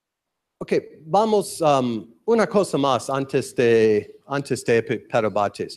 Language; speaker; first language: Spanish; non-native, learner; English